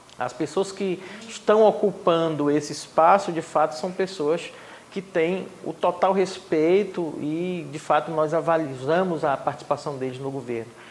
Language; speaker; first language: Portuguese; non-native, local second language; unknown